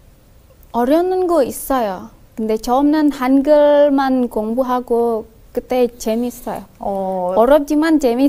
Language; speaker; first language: Korean; non-native, learner; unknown